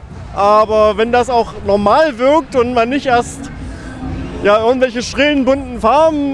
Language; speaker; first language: German; native; German